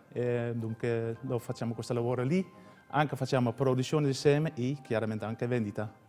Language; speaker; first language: Italian; non-native, fluent; Dutch